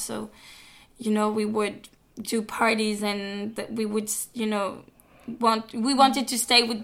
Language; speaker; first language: English; non-native, fluent; French